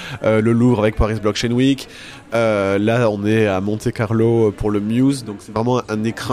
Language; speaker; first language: French; native; French